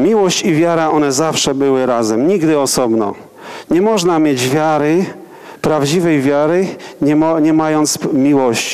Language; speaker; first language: Polish; native; Polish